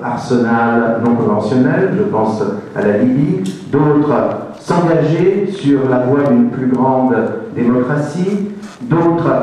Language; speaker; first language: French; native; French